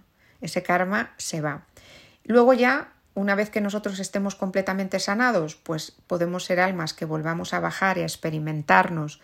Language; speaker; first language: Spanish; native; Spanish